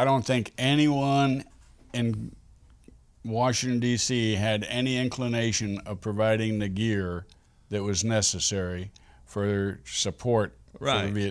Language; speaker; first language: English; native; English